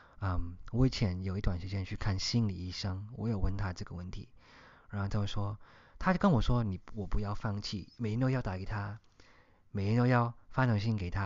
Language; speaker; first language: Chinese; early bilingual, heritage; Chinese